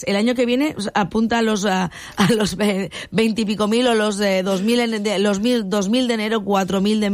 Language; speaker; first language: Spanish; native; Spanish